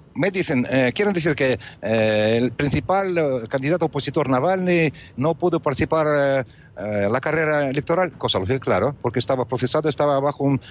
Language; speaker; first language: Spanish; non-native, fluent; Russian